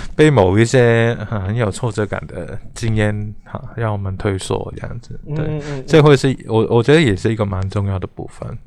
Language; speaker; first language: Chinese; non-native, fluent; Cantonese